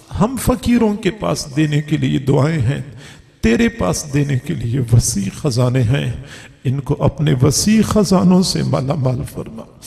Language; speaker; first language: Urdu; non-native, local second language; Punjabi